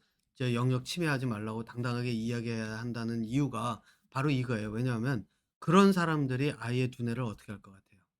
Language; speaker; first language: Korean; native; Korean